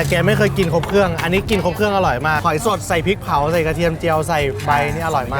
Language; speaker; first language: Thai; native; Thai